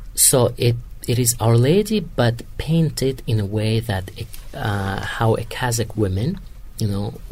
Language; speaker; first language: English; non-native, fluent; Kazakh